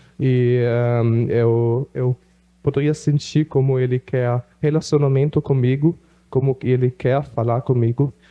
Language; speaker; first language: Portuguese; non-native, local second language; German